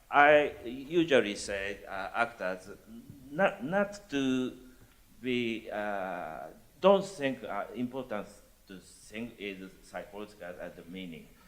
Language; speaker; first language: English; non-native, learner; Japanese